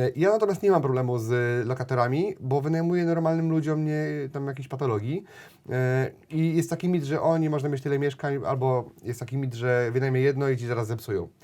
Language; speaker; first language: Polish; native; Polish